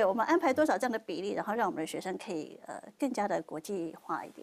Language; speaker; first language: Chinese; native; Chinese